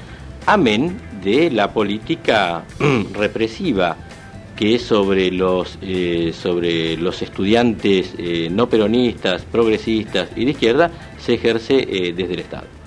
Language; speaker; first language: Spanish; native; Spanish